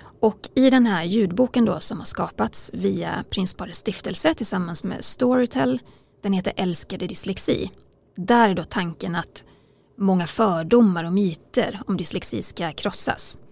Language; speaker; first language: Swedish; native; Swedish